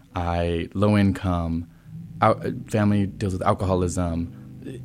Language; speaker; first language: English; native; English